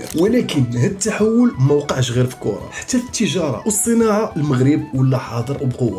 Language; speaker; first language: Arabic; native; Arabic